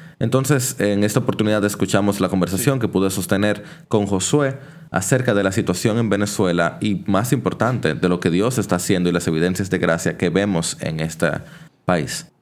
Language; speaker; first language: Spanish; native; Spanish